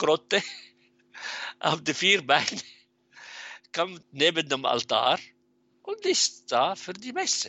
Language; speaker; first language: German; non-native, fluent; Arabic